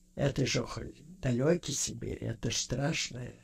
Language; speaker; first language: Russian; native; Russian